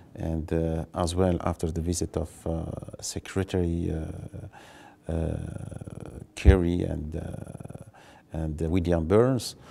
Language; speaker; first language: English; non-native, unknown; Arabic